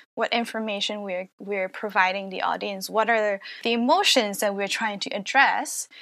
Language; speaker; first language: English; non-native, local second language; Cantonese